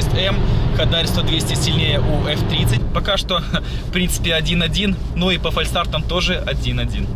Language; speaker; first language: Russian; native; Russian